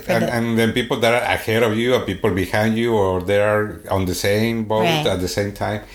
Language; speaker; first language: English; non-native, fluent; Swedish